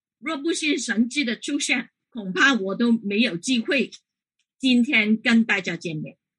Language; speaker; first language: Chinese; non-native, local second language; Cantonese